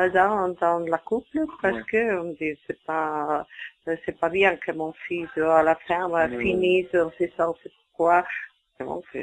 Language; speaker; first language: French; non-native, fluent; Spanish